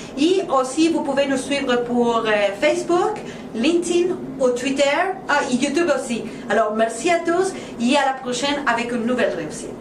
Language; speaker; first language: French; non-native, fluent; Spanish